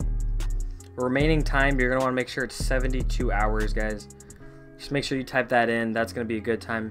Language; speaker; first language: English; native; English